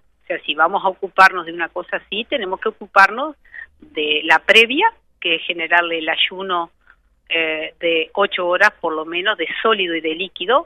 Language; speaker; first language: Spanish; native; Spanish